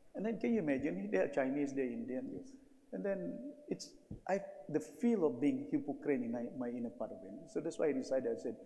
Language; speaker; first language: English; non-native, local second language; Malay